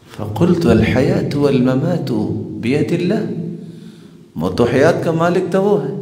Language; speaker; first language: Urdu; non-native, local second language; Punjabi